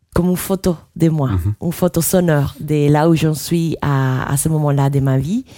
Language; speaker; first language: French; non-native, fluent; Spanish